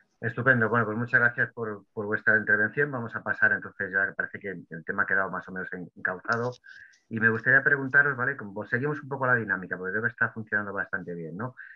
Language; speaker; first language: Spanish; native; Spanish